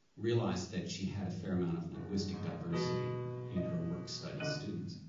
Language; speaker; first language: English; native; English